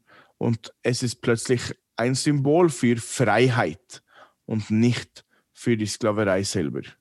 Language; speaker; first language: German; non-native, fluent; English